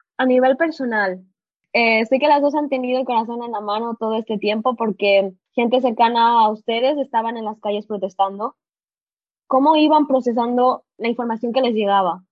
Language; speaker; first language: Spanish; native; Spanish